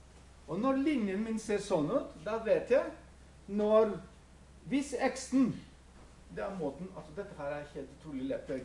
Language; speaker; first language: Norwegian; non-native, fluent; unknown